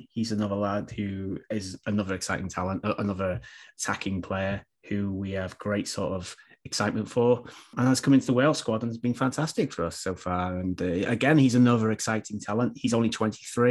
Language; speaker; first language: English; native; English